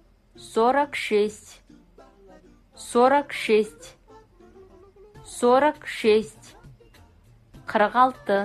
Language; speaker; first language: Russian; non-native, fluent; Kazakh